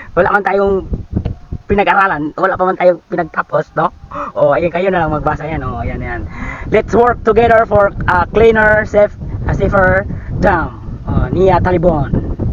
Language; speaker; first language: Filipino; non-native, local second language; Cebuano